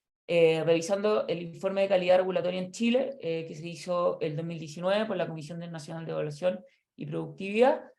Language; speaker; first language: Spanish; native; Spanish